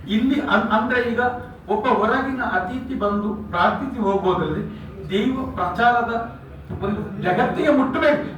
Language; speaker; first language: Kannada; non-native, local second language; Tulu